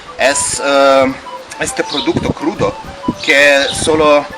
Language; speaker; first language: Spanish; non-native, fluent; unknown